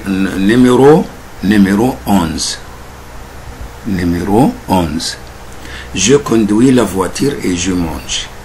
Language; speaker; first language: French; non-native, fluent; Arabic